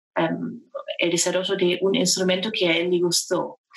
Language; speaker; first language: Spanish; non-native, fluent; German